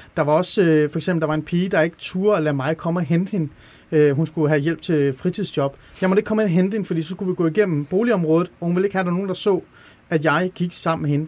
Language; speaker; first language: Danish; early bilingual, other home language; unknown